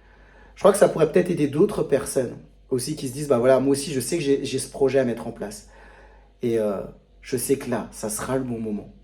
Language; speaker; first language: French; native; French